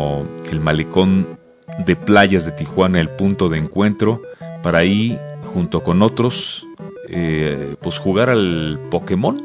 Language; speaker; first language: Spanish; native; Spanish